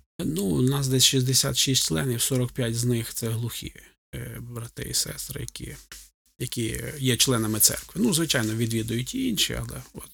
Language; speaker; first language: Ukrainian; native; Ukrainian